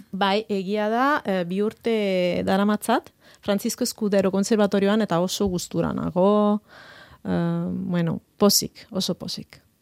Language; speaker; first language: Basque; non-native, fluent; Italian